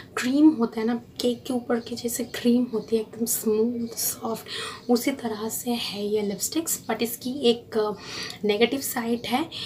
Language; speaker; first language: Hindi; non-native, local second language; Bangla